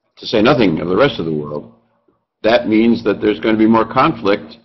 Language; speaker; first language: English; native; English